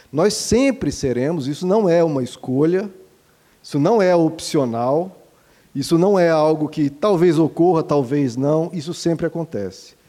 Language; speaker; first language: Portuguese; native; Portuguese